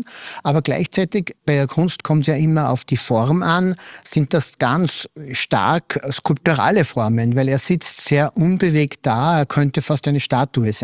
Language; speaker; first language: German; native; German